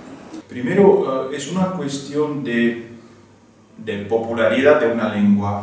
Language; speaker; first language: Spanish; non-native, fluent; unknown